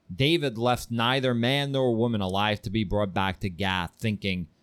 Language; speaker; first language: English; early bilingual, heritage; Ukrainian